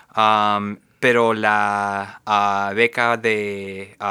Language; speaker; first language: Spanish; native; Spanish